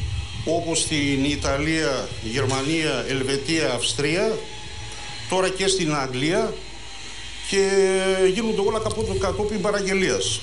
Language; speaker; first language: Greek; native; Greek